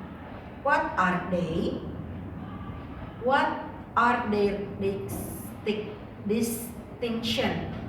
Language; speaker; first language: English; non-native, learner; Indonesian